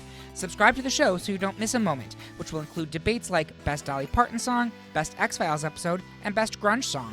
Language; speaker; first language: English; native; English